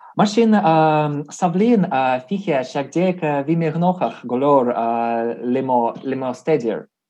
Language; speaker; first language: Irish; non-native, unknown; Russian